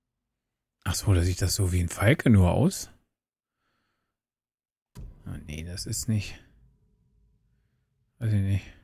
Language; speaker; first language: German; native; German